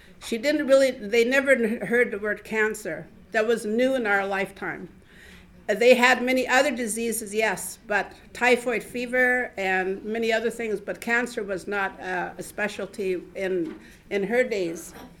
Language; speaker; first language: English; native; English